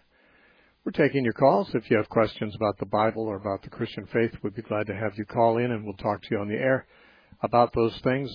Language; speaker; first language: English; native; English